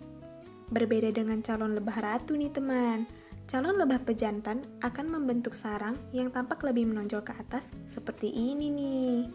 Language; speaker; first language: Indonesian; native; Indonesian